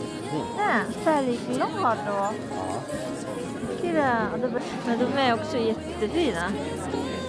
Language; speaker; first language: Swedish; non-native, learner; Japanese